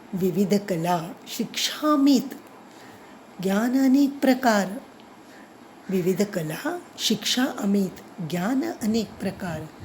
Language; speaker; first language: Hindi; non-native, local second language; Marathi